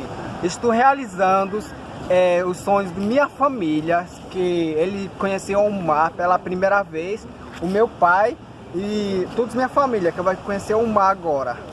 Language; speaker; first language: Portuguese; non-native, local second language; Ticuna